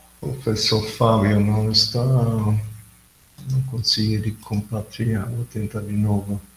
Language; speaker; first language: Portuguese; non-native, fluent; German